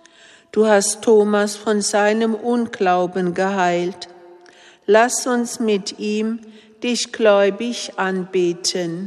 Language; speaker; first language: German; native; German